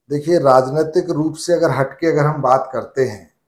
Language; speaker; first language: Hindi; native; Hindi